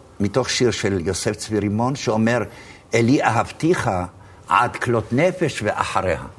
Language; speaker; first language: Hebrew; early bilingual, other home language; Arabic